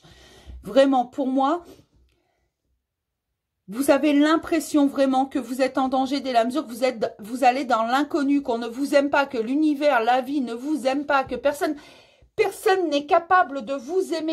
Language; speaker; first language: French; native; French